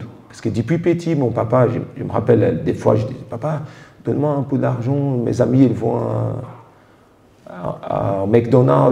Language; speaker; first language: French; non-native, fluent; Portuguese